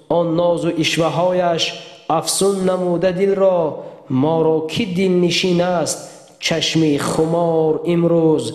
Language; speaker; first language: Tajik; native; Tajik